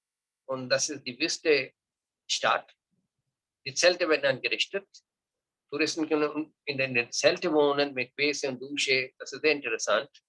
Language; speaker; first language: German; non-native, learner; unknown